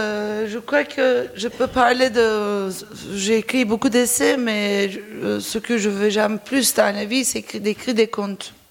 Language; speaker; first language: French; non-native, fluent; Turkish